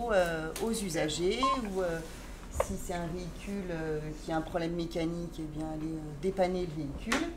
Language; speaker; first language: French; native; French